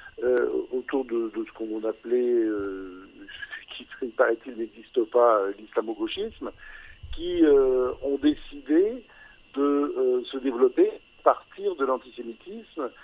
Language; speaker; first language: French; native; French